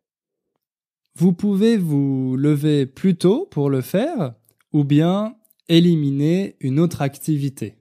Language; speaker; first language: French; native; French